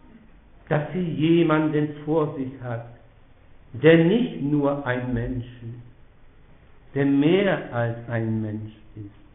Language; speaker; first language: German; non-native, fluent; Polish